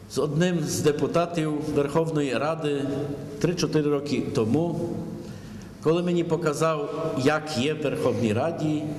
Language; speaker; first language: Ukrainian; early bilingual, heritage; Ukrainian